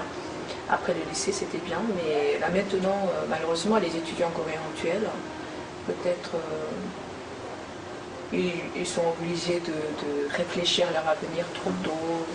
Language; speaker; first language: French; non-native, fluent; Korean